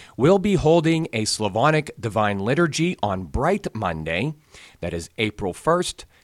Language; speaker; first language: English; native; English